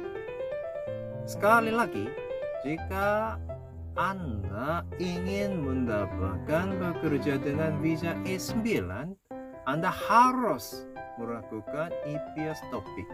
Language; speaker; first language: Indonesian; non-native, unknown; Korean